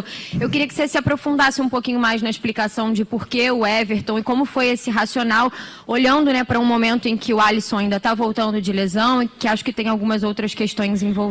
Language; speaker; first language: Portuguese; native; Portuguese